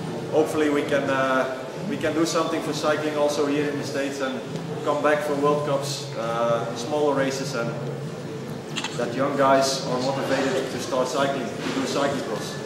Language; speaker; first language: English; non-native, fluent; Dutch